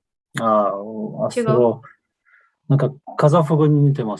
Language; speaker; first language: Japanese; non-native, fluent; Kyrgyz